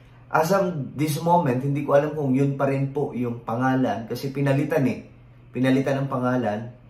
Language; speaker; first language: Filipino; native; Filipino